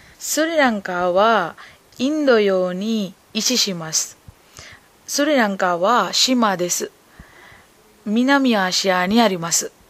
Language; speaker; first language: Japanese; non-native, learner; Sinhala